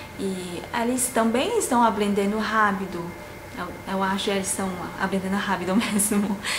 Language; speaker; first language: Portuguese; non-native, fluent; Chinese